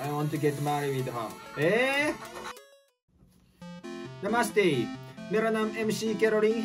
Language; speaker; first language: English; non-native, learner; Japanese